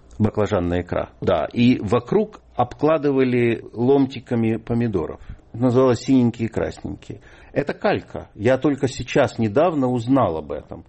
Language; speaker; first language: Russian; native; Russian